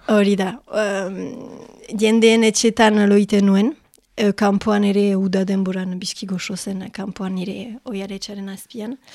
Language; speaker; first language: Basque; non-native, local second language; French